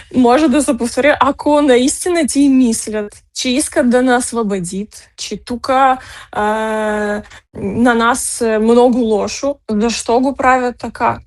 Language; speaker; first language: Bulgarian; early bilingual, heritage; Bulgarian